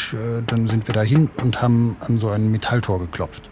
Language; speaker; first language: German; native; German